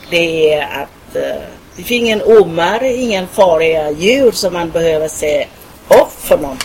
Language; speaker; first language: Swedish; non-native, fluent; Thai